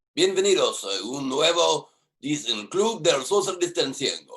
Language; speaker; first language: Spanish; non-native, learner; English